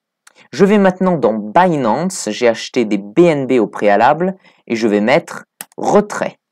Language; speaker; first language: French; native; French